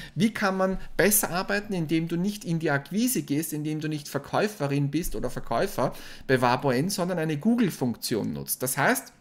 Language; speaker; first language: German; native; German